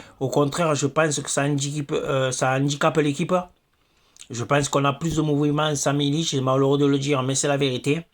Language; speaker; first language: French; native; French